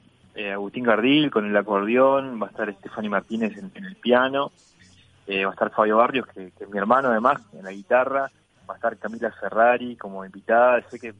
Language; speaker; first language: Spanish; native; Spanish